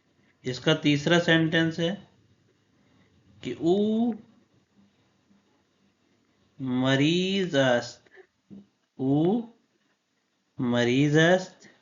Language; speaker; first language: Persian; non-native, fluent; Urdu